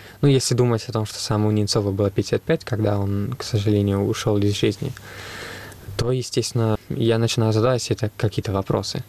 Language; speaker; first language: Russian; non-native, fluent; Italian